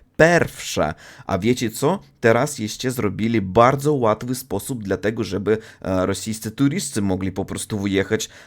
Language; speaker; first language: Polish; non-native, fluent; Russian